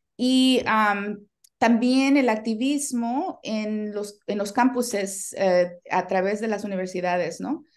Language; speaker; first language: Spanish; native; Spanish